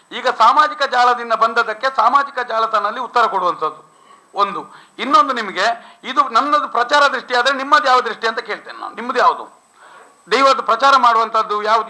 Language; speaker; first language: Kannada; non-native, local second language; Tulu